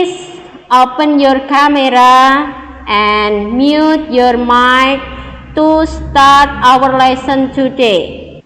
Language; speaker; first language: English; non-native, learner; Indonesian